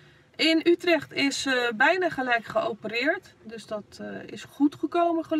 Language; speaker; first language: Dutch; native; Dutch